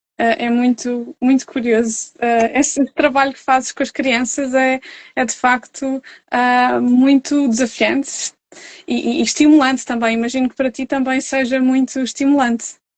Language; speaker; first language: Portuguese; native; Portuguese